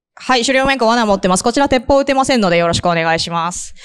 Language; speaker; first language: Japanese; native; Japanese